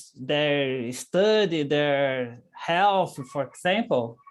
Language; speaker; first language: English; non-native, learner; Portuguese